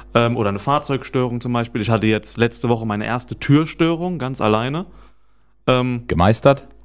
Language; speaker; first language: German; native; German